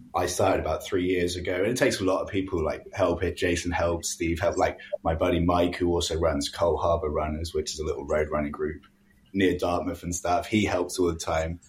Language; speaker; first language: English; native; English